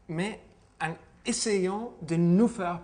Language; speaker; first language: French; non-native, fluent; Spanish